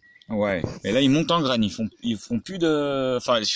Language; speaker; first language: French; native; French